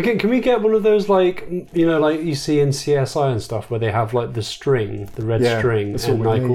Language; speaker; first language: English; native; English